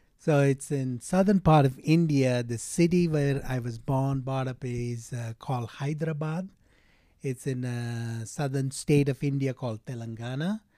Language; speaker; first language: English; non-native, local second language; Telugu